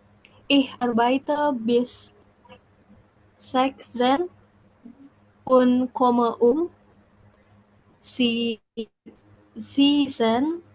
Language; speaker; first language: German; non-native, learner; Indonesian